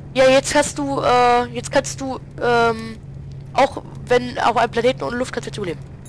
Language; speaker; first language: German; native; German